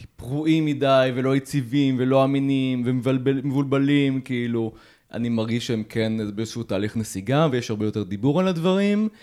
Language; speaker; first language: Hebrew; native; Hebrew